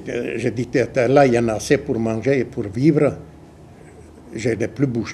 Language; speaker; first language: French; non-native, fluent; Croatian